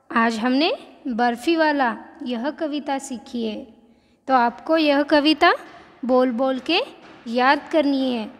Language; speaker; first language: Hindi; non-native, local second language; Marathi